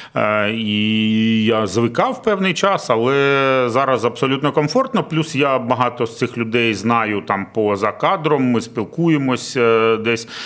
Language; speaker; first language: Ukrainian; non-native, local second language; Russian